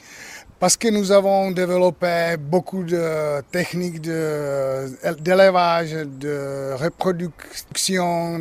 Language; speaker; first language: French; non-native, learner; Czech